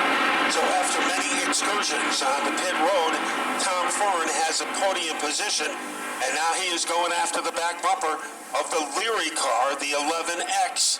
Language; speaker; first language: English; native; English